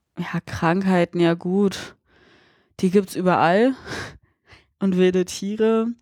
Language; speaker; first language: German; early bilingual, other home language; Polish